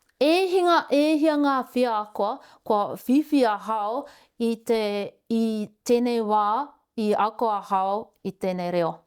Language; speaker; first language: Māori; non-native, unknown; Estonian